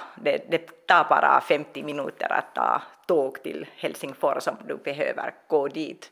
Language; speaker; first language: Swedish; non-native, local second language; Finnish